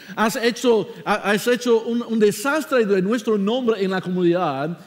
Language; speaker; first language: Spanish; non-native, fluent; English